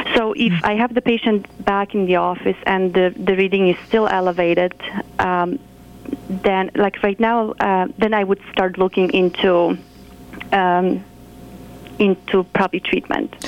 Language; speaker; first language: English; non-native, fluent; Polish